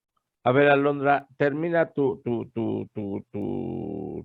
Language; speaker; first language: Spanish; native; Spanish